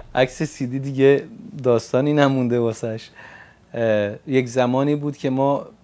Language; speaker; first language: Persian; non-native, local second language; Kurdish